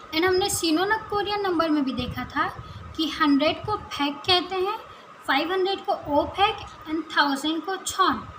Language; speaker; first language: Hindi; native; Hindi